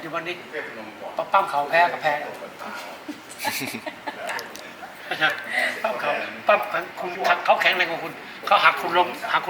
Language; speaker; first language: Thai; native; Thai